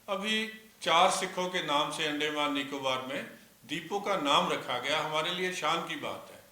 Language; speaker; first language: Hindi; non-native, local second language; Punjabi